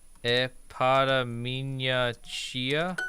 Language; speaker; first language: Portuguese; non-native, learner; English